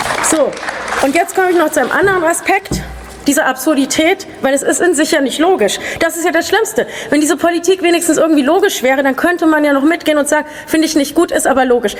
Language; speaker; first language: German; native; German